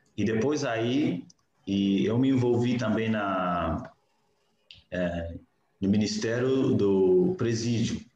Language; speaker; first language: Portuguese; non-native, fluent; Hausa